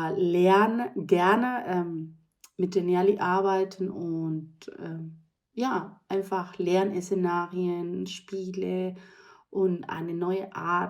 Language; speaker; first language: German; non-native, fluent; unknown